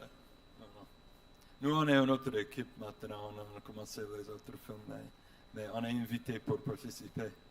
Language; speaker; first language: French; non-native, learner; English